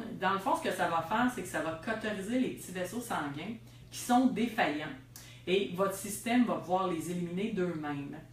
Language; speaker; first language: French; native; French